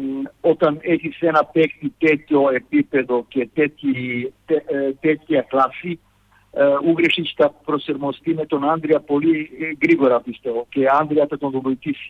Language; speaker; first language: Greek; non-native, fluent; Serbian